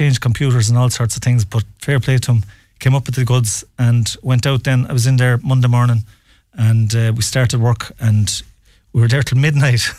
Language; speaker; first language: English; native; English